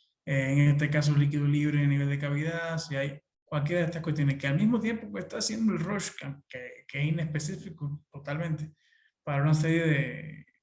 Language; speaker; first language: Spanish; native; Spanish